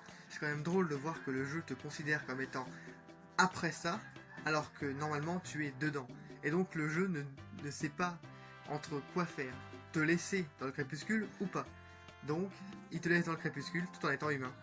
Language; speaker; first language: French; native; French